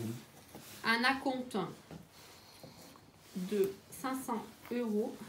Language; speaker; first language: French; native; French